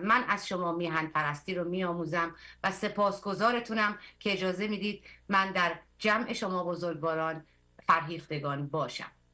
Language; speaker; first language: Persian; early bilingual, heritage; Persian